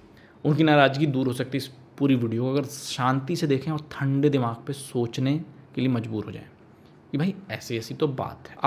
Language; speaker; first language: Hindi; native; Hindi